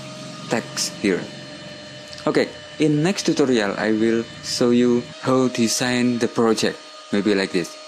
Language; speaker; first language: English; non-native, learner; Indonesian